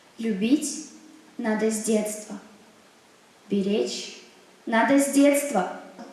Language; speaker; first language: Russian; native; Russian